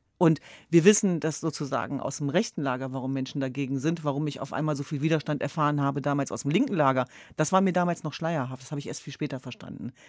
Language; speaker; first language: German; early bilingual, other home language; Kurdish